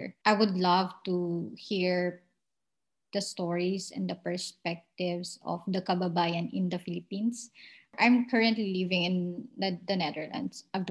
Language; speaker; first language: English; non-native, local second language; Filipino